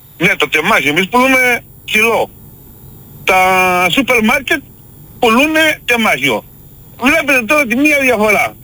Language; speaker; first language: Greek; native; Greek